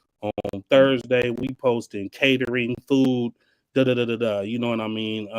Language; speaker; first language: English; native; English